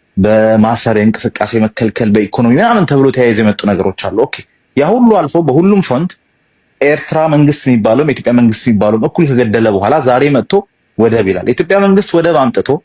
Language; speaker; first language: Amharic; non-native, local second language; Tigrinya